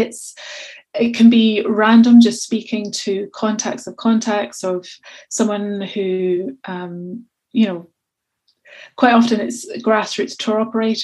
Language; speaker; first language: English; native; English